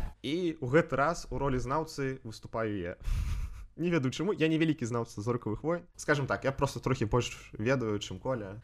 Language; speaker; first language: Belarusian; non-native, local second language; Russian